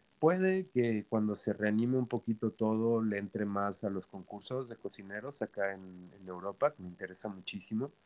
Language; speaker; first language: Spanish; native; Spanish